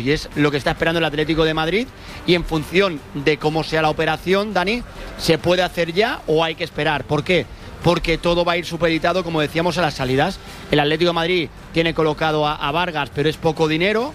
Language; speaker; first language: Spanish; native; Spanish